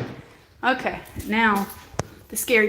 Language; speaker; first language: English; native; English